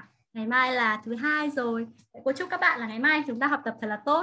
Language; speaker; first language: Vietnamese; native; Vietnamese